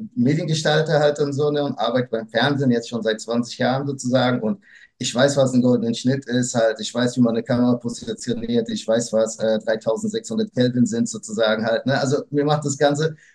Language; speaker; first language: German; early bilingual, other home language; Portuguese